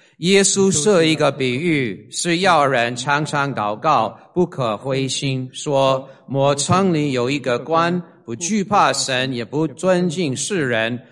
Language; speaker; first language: Chinese; non-native, fluent; English